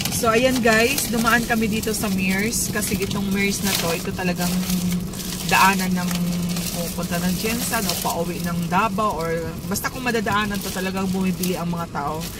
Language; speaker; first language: Filipino; non-native, local second language; Cebuano